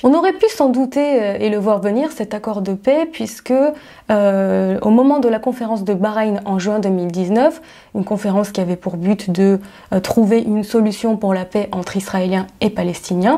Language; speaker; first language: French; native; French